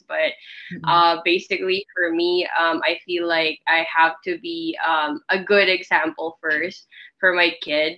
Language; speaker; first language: English; non-native, local second language; Filipino